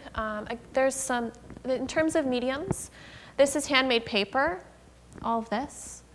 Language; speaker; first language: English; native; English